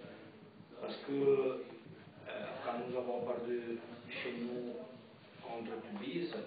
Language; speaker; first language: French; non-native, fluent; Italian